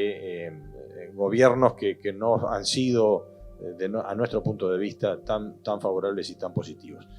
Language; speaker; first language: Spanish; native; Spanish